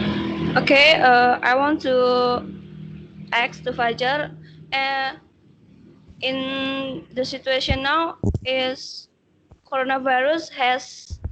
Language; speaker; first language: English; non-native, learner; Indonesian